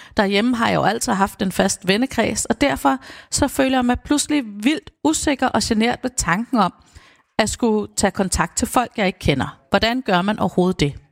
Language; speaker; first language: Danish; native; Danish